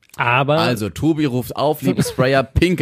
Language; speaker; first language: German; native; German